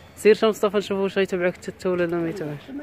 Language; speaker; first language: Arabic; native; Arabic